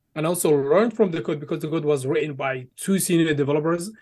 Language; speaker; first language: English; early bilingual, other home language; Arabic